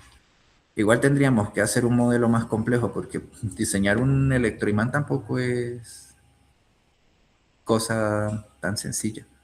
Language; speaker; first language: Spanish; native; Spanish